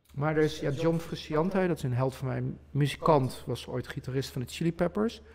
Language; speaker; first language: Dutch; early bilingual, other home language; Polish